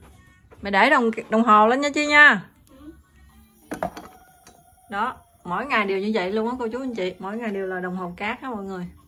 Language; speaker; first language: Vietnamese; native; Vietnamese